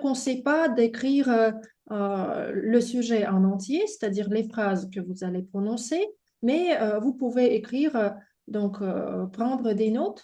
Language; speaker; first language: French; non-native, fluent; Russian